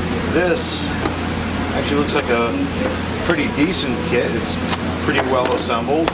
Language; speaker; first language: English; native; English